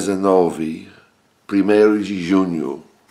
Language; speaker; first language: Portuguese; non-native, learner; English